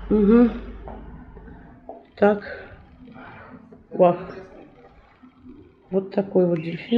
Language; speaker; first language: Russian; native; Russian